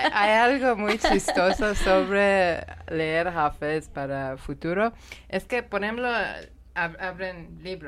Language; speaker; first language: Spanish; non-native, learner; Persian